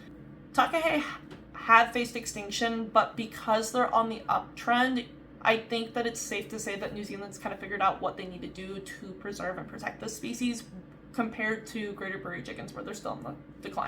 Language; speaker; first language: English; native; English